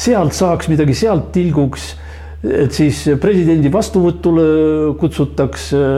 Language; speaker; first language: Estonian; non-native, local second language; Russian